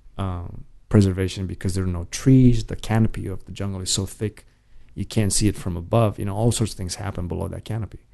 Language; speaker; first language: English; non-native, fluent; Romanian